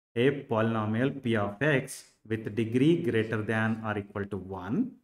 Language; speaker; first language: English; non-native, local second language; Telugu